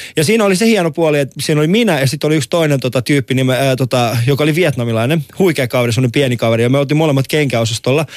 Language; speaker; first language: Finnish; early bilingual, other home language; Persian